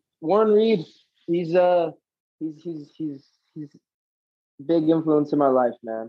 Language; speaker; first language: English; native; English